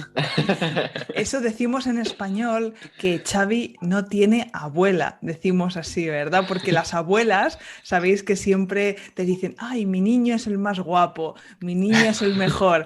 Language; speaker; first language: Spanish; native; Spanish